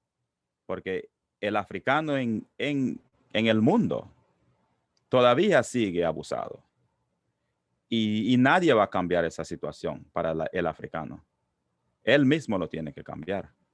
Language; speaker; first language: Spanish; non-native, local second language; English